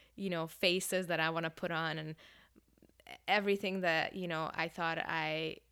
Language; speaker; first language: English; early bilingual, other home language; Hungarian